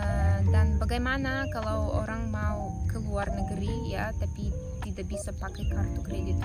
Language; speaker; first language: Indonesian; non-native, fluent; Russian